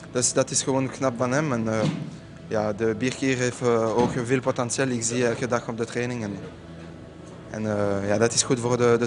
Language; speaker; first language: Dutch; non-native, local second language; French